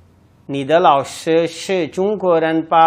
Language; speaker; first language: Chinese; non-native, learner; Urdu